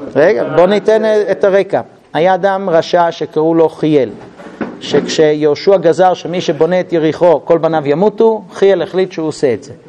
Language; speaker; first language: Hebrew; non-native, fluent; English